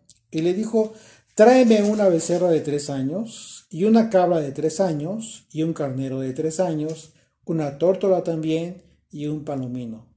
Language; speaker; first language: Spanish; native; Spanish